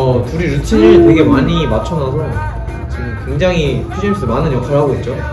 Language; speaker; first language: Korean; native; Korean